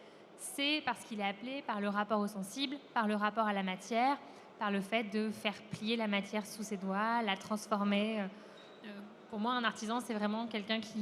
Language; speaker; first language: French; native; French